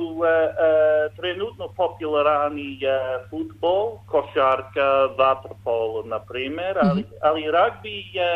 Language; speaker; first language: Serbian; non-native, learner; English